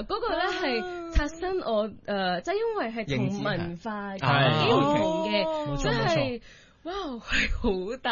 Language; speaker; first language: Cantonese; early bilingual, other home language; Punjabi